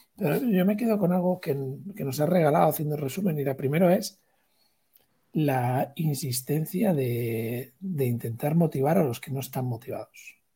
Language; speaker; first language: Spanish; native; Spanish